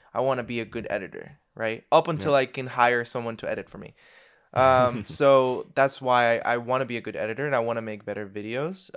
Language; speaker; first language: English; non-native, fluent; Spanish